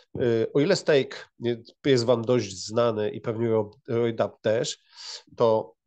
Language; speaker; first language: Polish; native; Polish